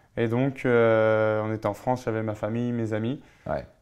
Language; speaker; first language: French; native; French